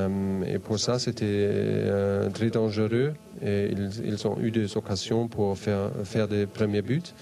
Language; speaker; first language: French; non-native, fluent; German